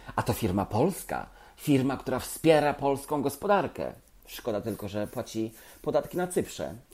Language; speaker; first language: Polish; native; Polish